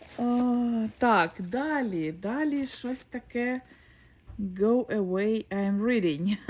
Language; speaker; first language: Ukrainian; non-native, local second language; Russian